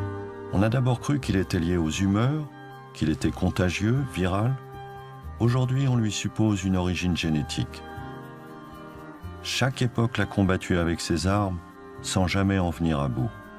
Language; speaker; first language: French; native; French